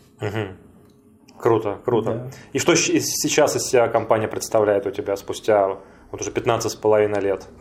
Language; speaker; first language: Russian; native; Russian